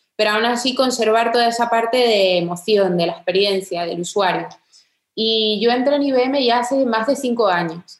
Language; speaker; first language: Spanish; native; Spanish